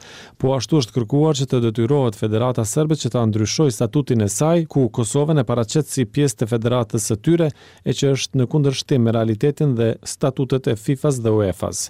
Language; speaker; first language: Albanian; native; Albanian